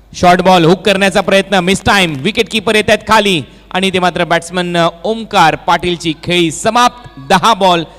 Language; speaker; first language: Marathi; native; Marathi